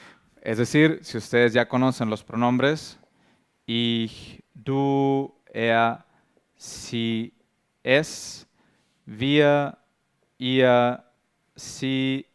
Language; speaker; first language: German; non-native, fluent; Spanish